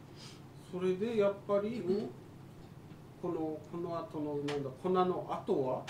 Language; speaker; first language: Japanese; native; Japanese